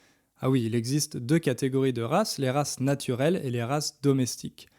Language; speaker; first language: French; native; French